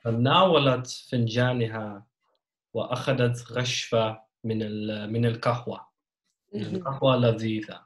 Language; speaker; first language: Arabic; non-native, learner; Dutch